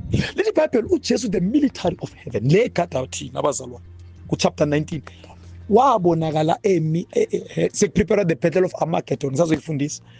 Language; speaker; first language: Zulu; native; Zulu